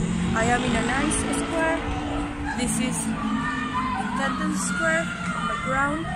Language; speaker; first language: English; non-native, fluent; Spanish